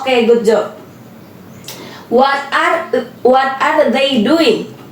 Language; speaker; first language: English; non-native, learner; Indonesian